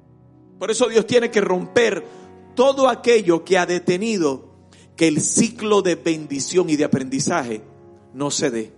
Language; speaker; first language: Spanish; native; Spanish